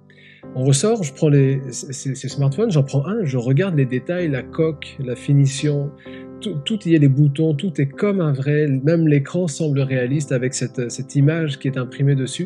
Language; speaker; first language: French; native; French